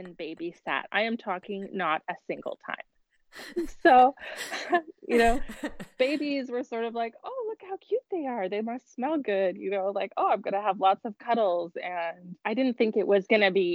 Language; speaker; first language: English; native; English